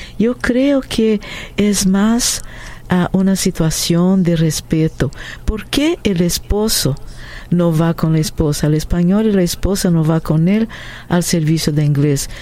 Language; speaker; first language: Spanish; non-native, fluent; Portuguese